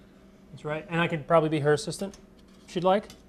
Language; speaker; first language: English; native; English